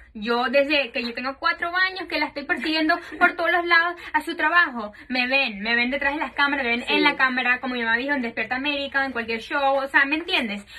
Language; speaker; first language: Spanish; early bilingual, heritage; Spanish